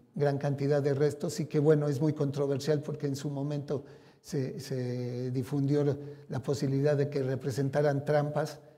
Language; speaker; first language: Spanish; native; Spanish